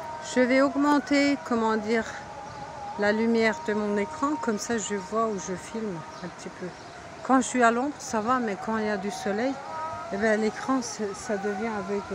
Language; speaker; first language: French; non-native, fluent; Turkish